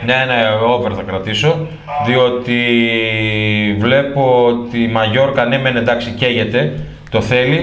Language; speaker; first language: Greek; native; Greek